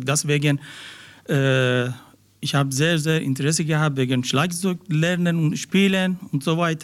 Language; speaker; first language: German; non-native, learner; Persian